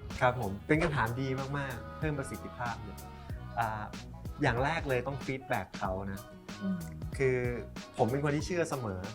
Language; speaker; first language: Thai; native; Thai